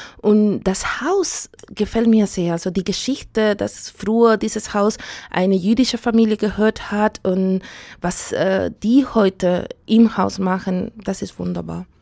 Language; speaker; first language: German; non-native, fluent; Spanish